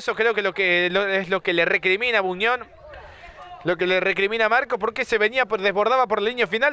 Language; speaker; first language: Spanish; native; Spanish